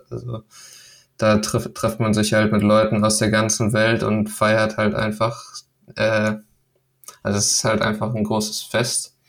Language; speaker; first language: German; early bilingual, other home language; Danish